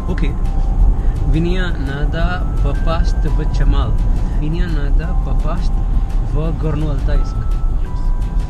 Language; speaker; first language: Russian; non-native, learner; Hindi